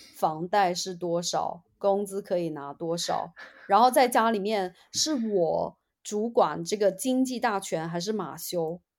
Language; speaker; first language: Chinese; native; Chinese